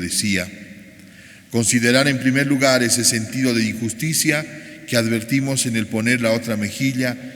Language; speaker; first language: Spanish; native; Spanish